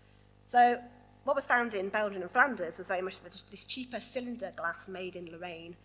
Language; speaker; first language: English; native; English